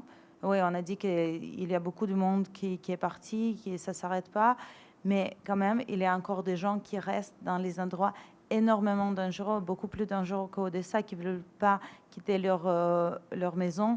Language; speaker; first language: French; non-native, fluent; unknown